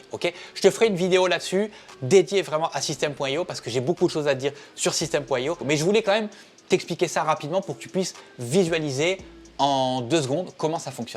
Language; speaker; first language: French; native; French